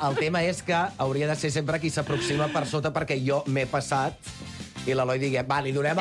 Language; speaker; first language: Catalan; native; Catalan